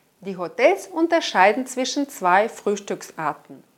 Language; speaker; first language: German; non-native, fluent; Russian